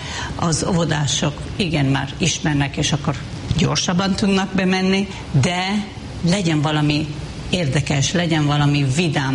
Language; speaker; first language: Hungarian; non-native, fluent; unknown